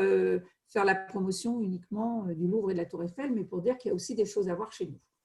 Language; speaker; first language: French; native; French